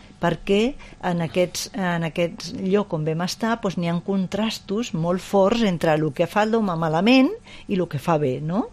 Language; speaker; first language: Catalan; non-native, local second language; Spanish